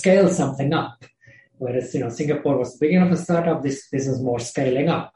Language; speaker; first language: English; non-native, fluent; Swiss German